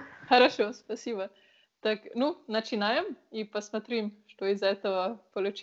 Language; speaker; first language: Russian; non-native, learner; Slovenian